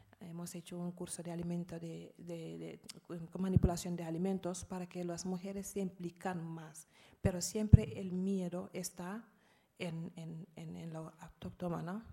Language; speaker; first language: Spanish; non-native, fluent; Arabic